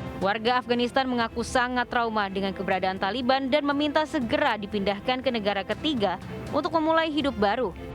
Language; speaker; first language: Indonesian; native; Indonesian